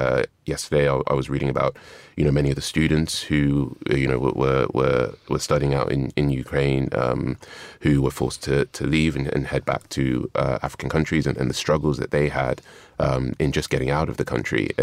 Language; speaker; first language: English; non-native, local second language; Yoruba